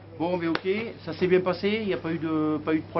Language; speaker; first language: French; native; French